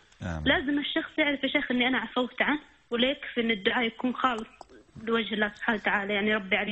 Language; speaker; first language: Arabic; native; Arabic